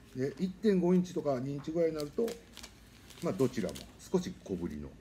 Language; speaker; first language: Japanese; native; Japanese